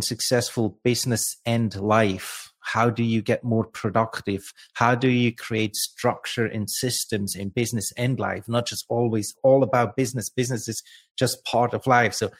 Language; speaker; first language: English; non-native, fluent; Swiss German